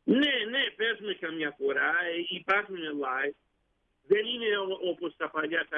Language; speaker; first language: Greek; early bilingual, heritage; Greek